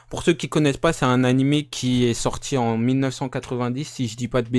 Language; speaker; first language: French; native; French